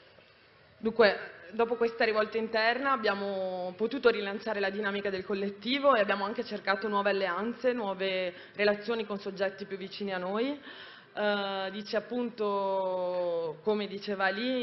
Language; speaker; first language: Italian; native; Italian